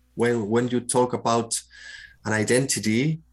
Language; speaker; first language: English; non-native, fluent; Greek